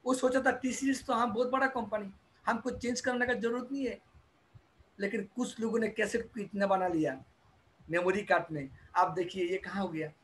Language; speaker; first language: Hindi; non-native, local second language; Bangla